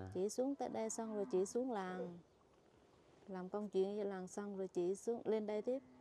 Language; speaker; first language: Vietnamese; non-native, local second language; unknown